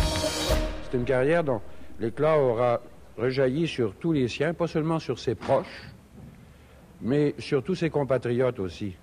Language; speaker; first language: French; native; French